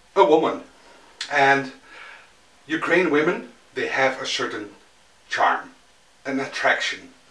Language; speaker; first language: English; non-native, fluent; Dutch